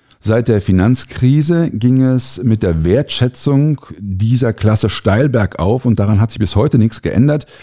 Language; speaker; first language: German; native; German